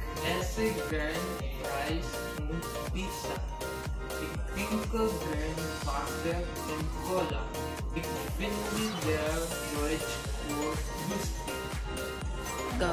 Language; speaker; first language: German; non-native, learner; Filipino